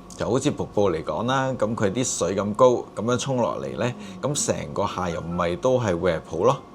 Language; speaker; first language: Cantonese; native; Cantonese